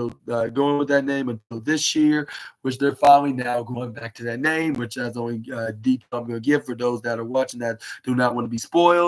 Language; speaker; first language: English; native; English